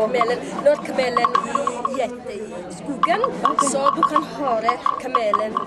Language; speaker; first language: Norwegian; non-native, learner; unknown